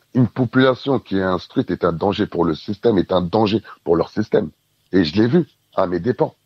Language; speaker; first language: French; native; French